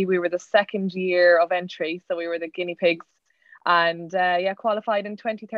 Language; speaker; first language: English; native; English